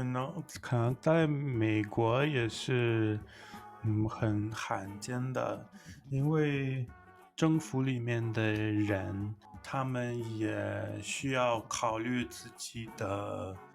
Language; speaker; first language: Chinese; non-native, fluent; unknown